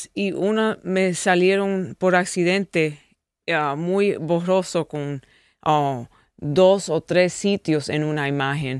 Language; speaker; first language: Spanish; early bilingual, heritage; English